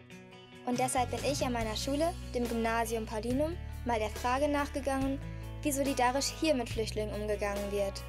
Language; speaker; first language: German; native; German